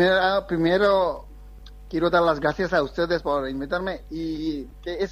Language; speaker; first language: Spanish; non-native, fluent; Bangla